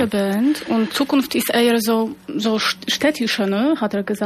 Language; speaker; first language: German; non-native, fluent; Polish